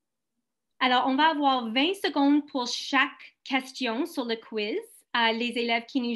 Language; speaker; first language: French; non-native, local second language; English